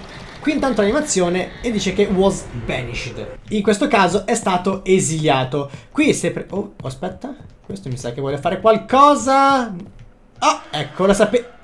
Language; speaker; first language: Italian; native; Italian